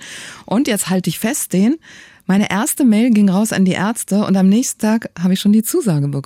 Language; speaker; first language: German; native; German